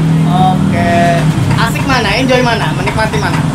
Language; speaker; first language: Indonesian; native; Indonesian